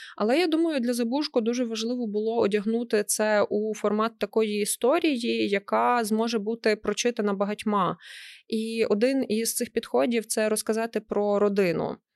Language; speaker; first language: Ukrainian; native; Ukrainian